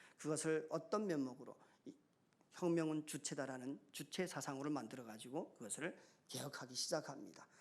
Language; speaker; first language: Korean; native; Korean